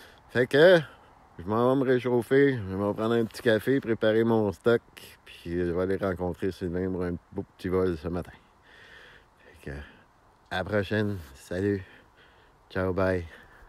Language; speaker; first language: French; native; French